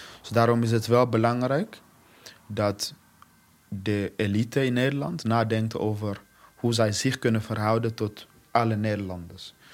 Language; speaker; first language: Dutch; non-native, fluent; Swahili